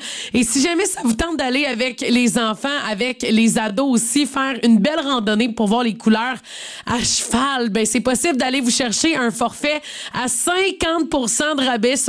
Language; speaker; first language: French; native; French